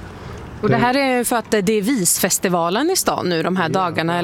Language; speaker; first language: Swedish; native; Swedish